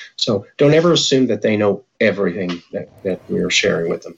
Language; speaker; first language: English; early bilingual, other home language; Spanish